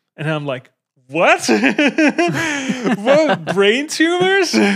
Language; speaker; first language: English; non-native, fluent; Dutch